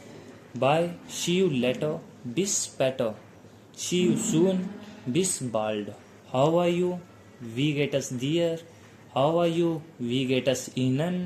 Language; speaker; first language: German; non-native, fluent; Hindi